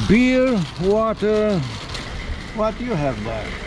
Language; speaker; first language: English; non-native, learner; Romanian